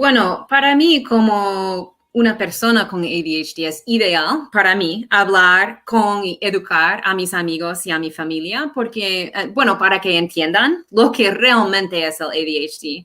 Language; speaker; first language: Spanish; non-native, fluent; English